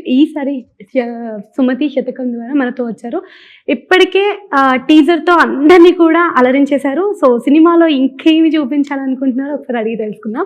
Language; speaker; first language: Telugu; native; Telugu